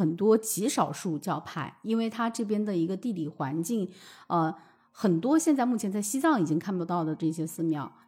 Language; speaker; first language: Chinese; native; Chinese